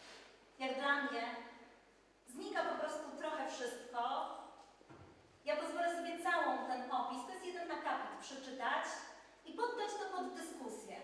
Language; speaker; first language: Polish; native; Polish